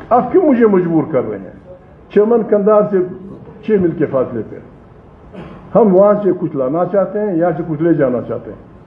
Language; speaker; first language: Urdu; non-native, local second language; Pashto